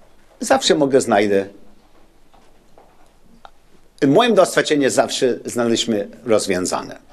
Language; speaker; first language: Polish; non-native, learner; English